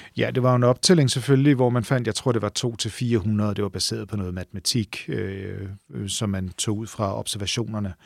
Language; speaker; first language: Danish; native; Danish